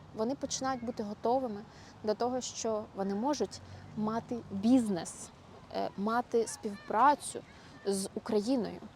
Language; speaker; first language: Ukrainian; native; Ukrainian